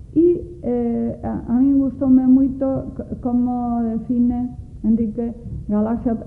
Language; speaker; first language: Spanish; non-native, local second language; Galician